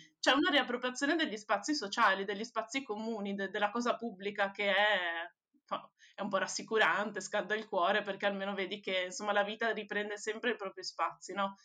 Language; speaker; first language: Italian; native; Italian